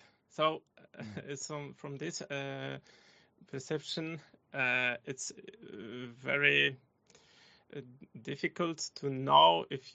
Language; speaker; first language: English; non-native, learner; Polish